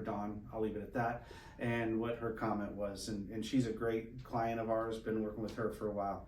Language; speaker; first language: English; native; English